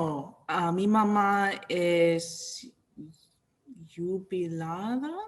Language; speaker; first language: Spanish; non-native, learner; English